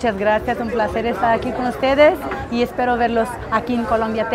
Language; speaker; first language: Spanish; non-native, fluent; Portuguese